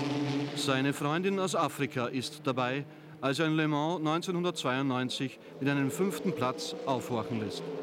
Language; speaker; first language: German; native; German